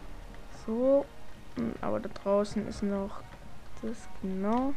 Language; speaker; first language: German; native; German